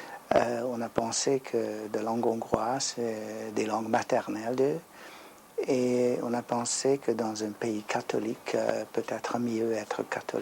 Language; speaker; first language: French; non-native, learner; Hungarian